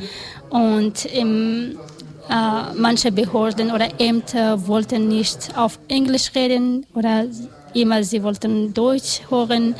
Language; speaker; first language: German; non-native, learner; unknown